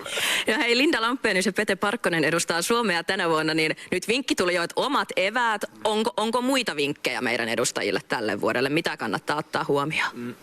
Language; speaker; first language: Finnish; native; Finnish